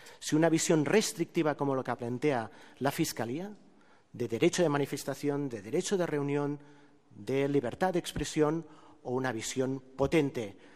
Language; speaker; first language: Spanish; non-native, local second language; Catalan